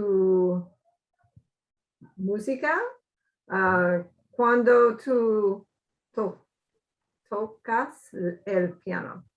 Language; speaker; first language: Spanish; non-native, learner; English